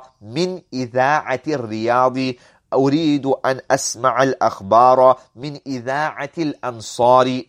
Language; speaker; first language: Arabic; non-native, fluent; English